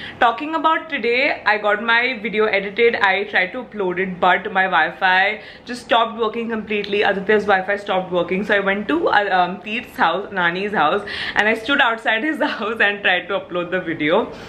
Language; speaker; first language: English; non-native, local second language; Hindi